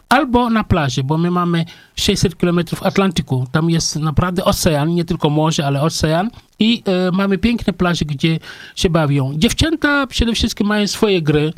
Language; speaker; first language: Polish; non-native, fluent; Wolof